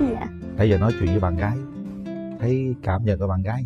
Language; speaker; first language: Vietnamese; native; Vietnamese